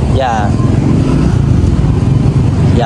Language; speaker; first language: English; non-native, learner; Vietnamese